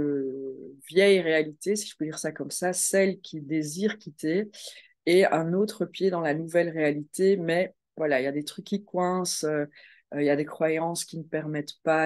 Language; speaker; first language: French; native; French